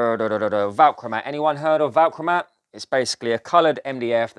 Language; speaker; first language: English; native; English